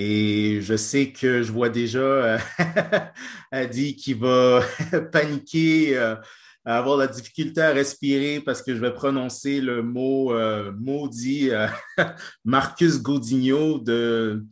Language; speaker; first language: French; native; French